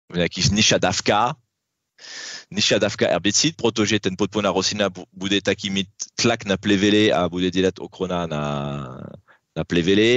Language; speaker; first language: Czech; non-native, learner; French